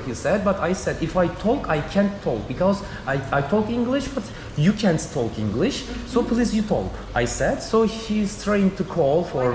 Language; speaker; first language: English; non-native, learner; Turkish